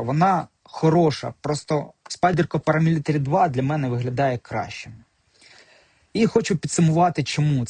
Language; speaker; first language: Ukrainian; native; Ukrainian